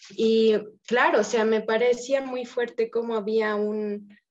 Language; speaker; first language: Spanish; native; Spanish